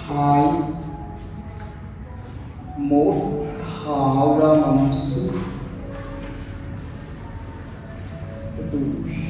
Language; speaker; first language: Vietnamese; non-native, learner; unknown